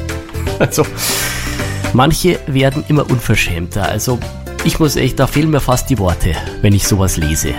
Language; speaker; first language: German; native; German